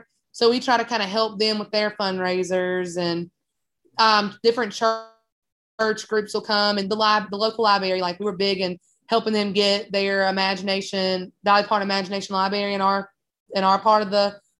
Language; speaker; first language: English; native; English